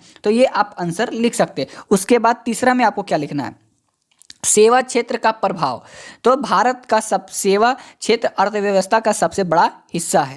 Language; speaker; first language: Hindi; native; Hindi